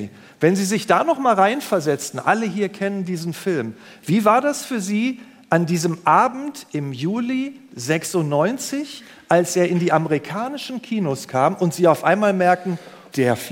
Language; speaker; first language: German; native; German